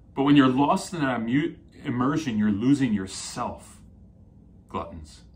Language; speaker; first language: English; native; English